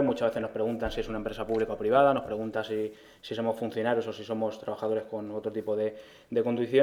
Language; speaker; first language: Spanish; native; Spanish